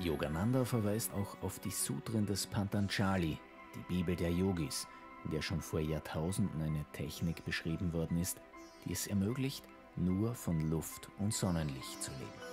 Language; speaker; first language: German; native; German